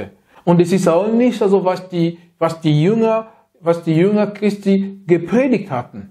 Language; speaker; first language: German; non-native, learner; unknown